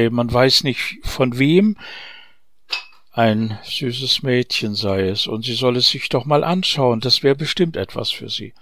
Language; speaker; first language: German; native; German